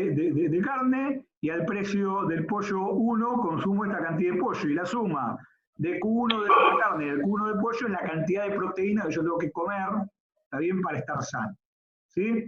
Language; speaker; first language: Spanish; native; Spanish